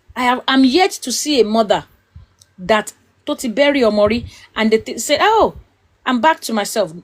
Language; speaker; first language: English; non-native, local second language; Yoruba